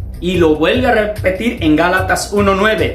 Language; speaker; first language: Spanish; native; Spanish